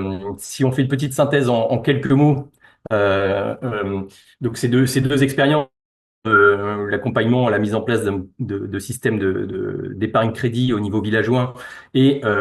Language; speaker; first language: French; native; French